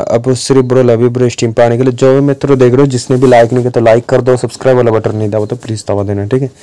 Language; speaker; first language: Hindi; non-native, local second language; Bangla